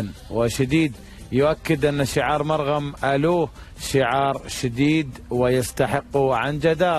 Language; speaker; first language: Arabic; native; Arabic